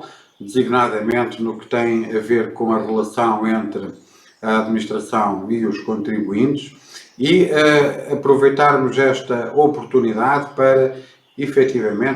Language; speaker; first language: Portuguese; native; Portuguese